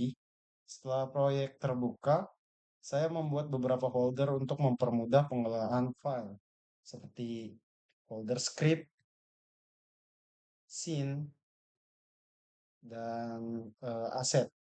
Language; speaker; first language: Indonesian; native; Indonesian